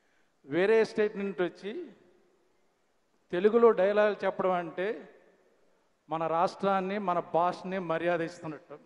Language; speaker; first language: Telugu; native; Telugu